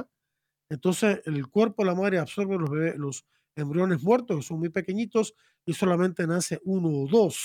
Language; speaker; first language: Spanish; native; Spanish